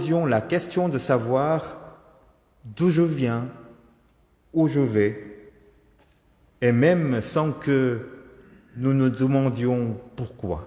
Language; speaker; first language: French; non-native, fluent; Korean